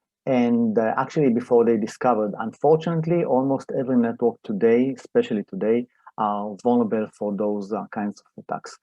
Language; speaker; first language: English; non-native, fluent; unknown